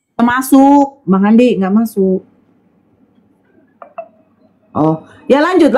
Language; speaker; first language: Indonesian; native; Indonesian